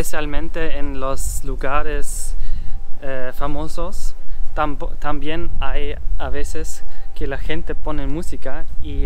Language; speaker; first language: Spanish; non-native, learner; German